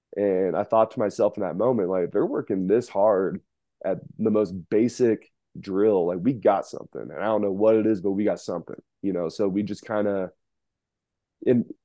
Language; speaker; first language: English; native; English